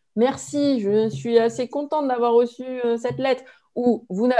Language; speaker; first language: French; native; French